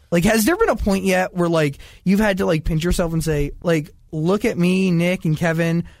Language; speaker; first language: English; native; English